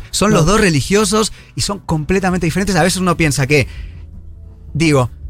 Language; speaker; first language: Spanish; native; Spanish